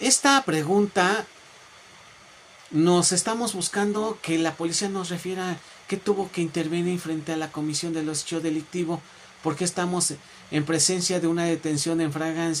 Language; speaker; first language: Spanish; native; Spanish